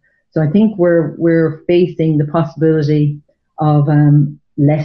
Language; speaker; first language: English; native; English